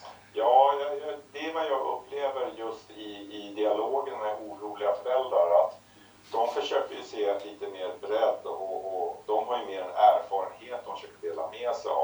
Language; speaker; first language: Swedish; native; Swedish